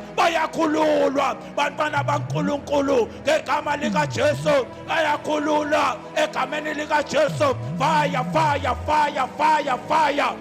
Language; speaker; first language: Zulu; non-native, local second language; Swati